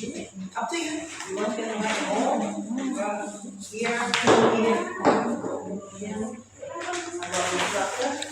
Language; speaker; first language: English; non-native, learner; Indonesian